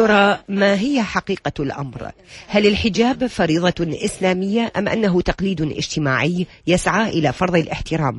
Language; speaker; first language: Arabic; native; Arabic